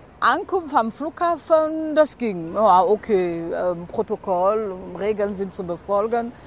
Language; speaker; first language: German; non-native, fluent; French